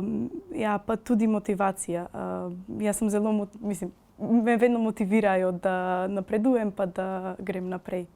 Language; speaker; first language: Slovenian; non-native, fluent; Macedonian